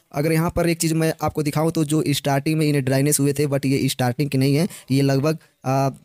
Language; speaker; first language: Hindi; native; Hindi